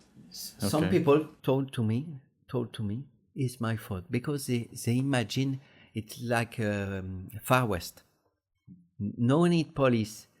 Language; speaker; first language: English; non-native, learner; French